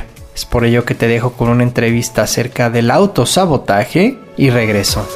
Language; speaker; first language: Spanish; native; Spanish